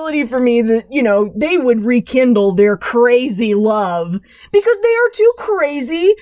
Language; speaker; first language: English; native; English